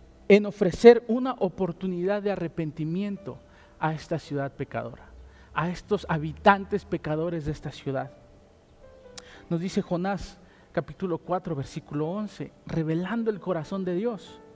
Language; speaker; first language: Spanish; native; Spanish